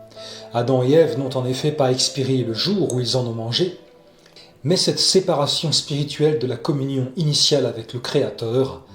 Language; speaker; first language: French; native; French